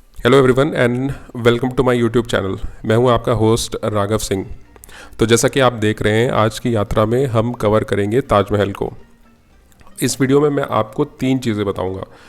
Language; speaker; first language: Hindi; native; Hindi